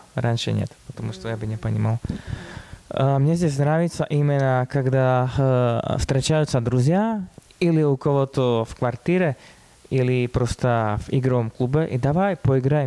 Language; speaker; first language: Russian; non-native, fluent; Slovak